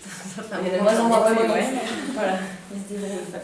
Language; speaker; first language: French; native; French